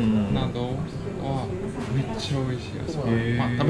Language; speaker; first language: Japanese; non-native, fluent; Latvian